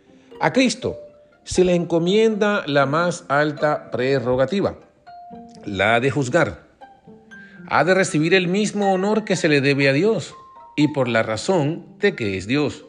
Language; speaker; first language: Spanish; native; Spanish